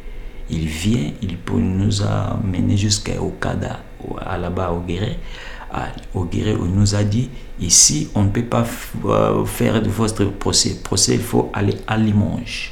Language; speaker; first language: French; non-native, local second language; Lingala